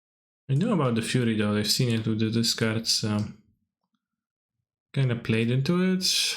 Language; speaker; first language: English; non-native, fluent; Polish